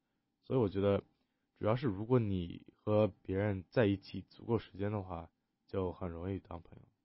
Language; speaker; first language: Chinese; early bilingual, heritage; Chinese